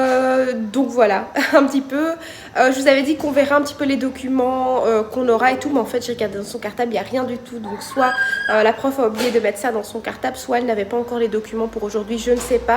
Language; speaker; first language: French; native; French